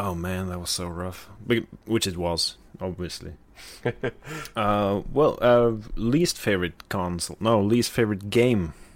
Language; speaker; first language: English; non-native, fluent; Norwegian